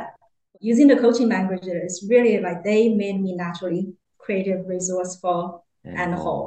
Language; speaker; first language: English; non-native, fluent; Chinese